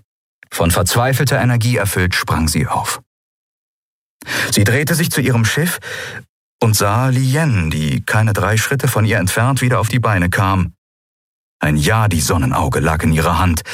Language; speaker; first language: German; native; German